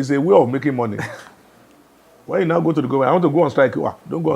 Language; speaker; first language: English; non-native, local second language; Yoruba